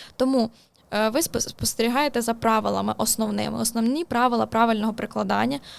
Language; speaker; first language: Ukrainian; native; Ukrainian